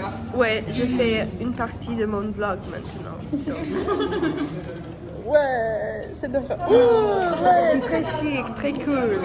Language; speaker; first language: French; non-native, learner; English